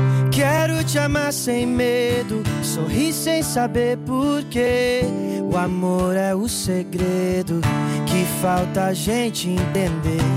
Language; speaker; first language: Portuguese; native; Portuguese